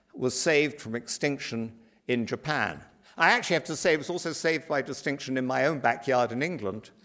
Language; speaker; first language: English; native; English